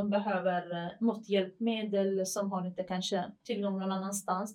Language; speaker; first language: Swedish; non-native, fluent; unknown